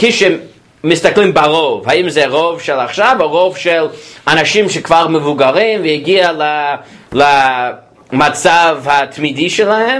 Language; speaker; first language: Hebrew; non-native, fluent; English